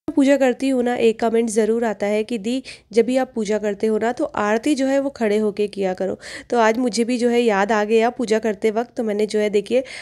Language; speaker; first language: Hindi; native; Hindi